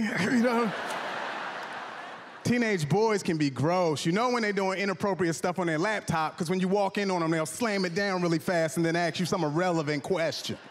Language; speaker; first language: English; native; English